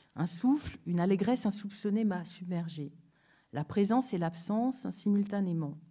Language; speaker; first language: French; native; French